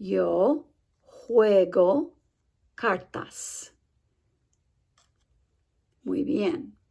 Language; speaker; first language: Spanish; non-native, fluent; English